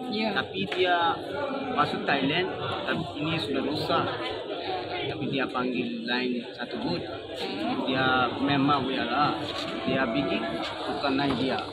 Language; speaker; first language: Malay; non-native, learner; Rohingya